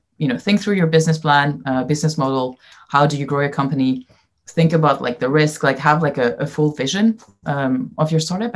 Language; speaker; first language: English; non-native, fluent; French